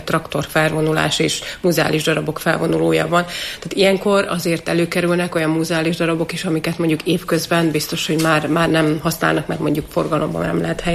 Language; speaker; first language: Hungarian; native; Hungarian